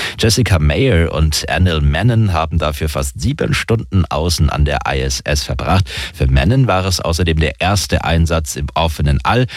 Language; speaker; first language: German; native; German